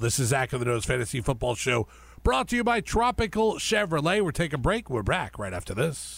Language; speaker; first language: English; native; English